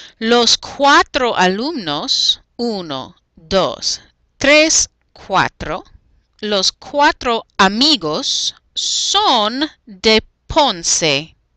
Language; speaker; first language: Spanish; non-native, fluent; English